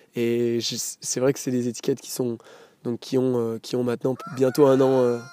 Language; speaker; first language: French; native; French